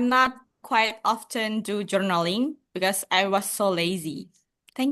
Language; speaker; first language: English; non-native, learner; Indonesian